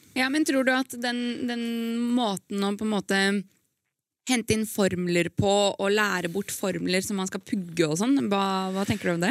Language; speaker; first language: Norwegian; native; Norwegian